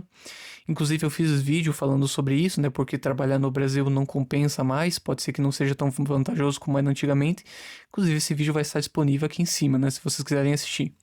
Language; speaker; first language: Portuguese; native; Portuguese